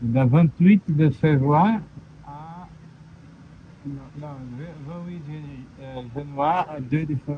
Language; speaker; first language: French; non-native, learner; Portuguese